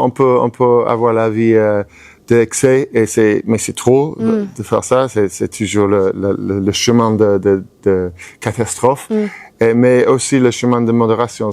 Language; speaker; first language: French; non-native, fluent; English